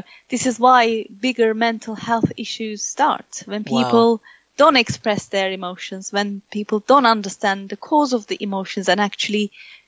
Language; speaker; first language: English; non-native, fluent; Turkish